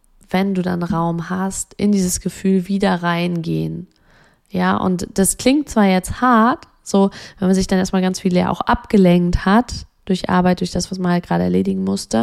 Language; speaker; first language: German; native; German